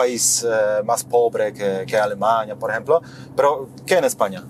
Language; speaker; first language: Spanish; non-native, fluent; Polish